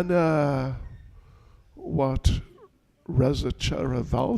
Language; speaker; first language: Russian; non-native, learner; English